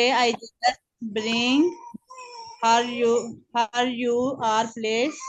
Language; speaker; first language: English; non-native, learner; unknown